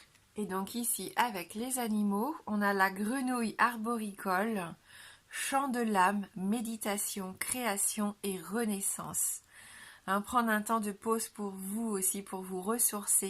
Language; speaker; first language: French; native; French